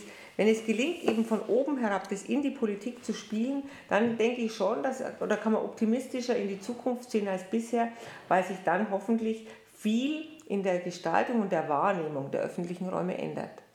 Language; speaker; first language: German; native; German